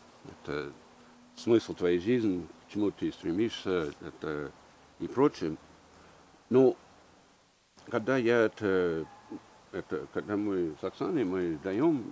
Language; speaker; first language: Russian; early bilingual, heritage; English